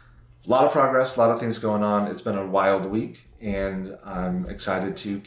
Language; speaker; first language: English; native; English